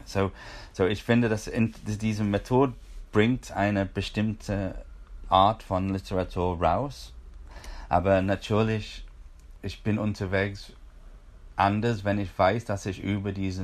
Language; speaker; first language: German; non-native, fluent; English